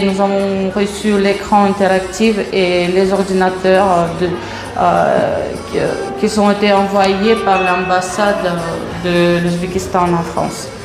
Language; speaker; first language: French; non-native, fluent; Russian